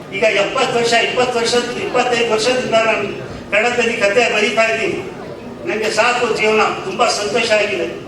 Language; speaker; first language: Kannada; non-native, local second language; Urdu